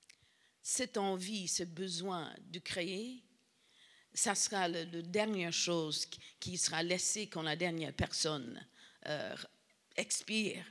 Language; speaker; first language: French; non-native, fluent; English